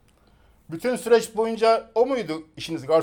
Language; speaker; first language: Turkish; native; Turkish